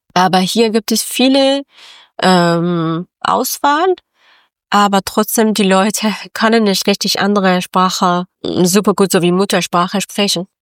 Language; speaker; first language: German; non-native, learner; Persian